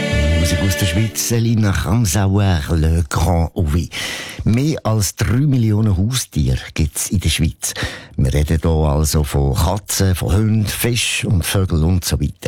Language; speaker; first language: German; native; German